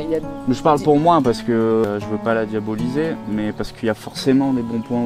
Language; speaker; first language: French; native; French